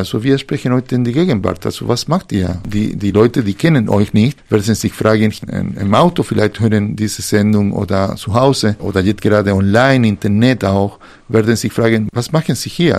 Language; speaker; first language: German; non-native, fluent; Spanish